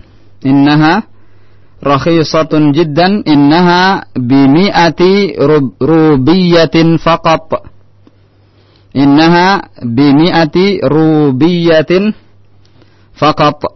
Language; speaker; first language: Arabic; non-native, fluent; Indonesian